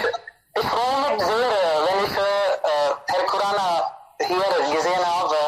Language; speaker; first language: German; non-native, learner; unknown